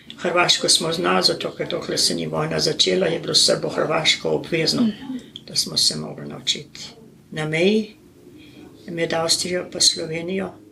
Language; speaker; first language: Slovenian; native; Slovenian